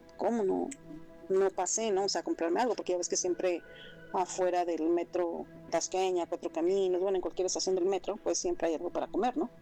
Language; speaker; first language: Spanish; native; Spanish